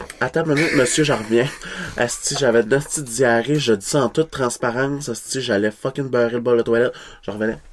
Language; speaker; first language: French; native; French